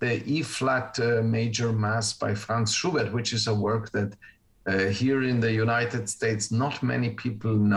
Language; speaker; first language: English; non-native, fluent; Spanish